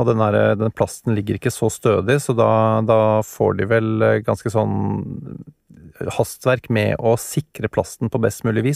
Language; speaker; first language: Norwegian; native; Norwegian